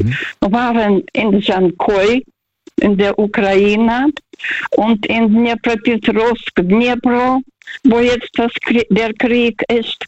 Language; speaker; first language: German; non-native, fluent; Russian